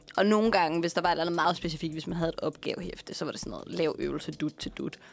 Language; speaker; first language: Danish; native; Danish